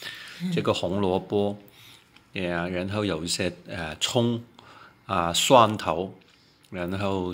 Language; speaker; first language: Chinese; non-native, local second language; Cantonese